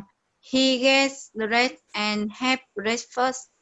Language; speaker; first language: English; non-native, learner; Vietnamese